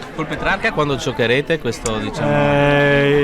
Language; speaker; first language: Italian; native; Italian